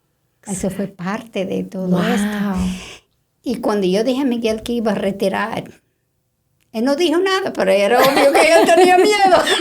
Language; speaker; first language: Spanish; non-native, fluent; English